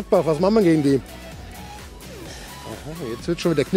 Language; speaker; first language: German; native; German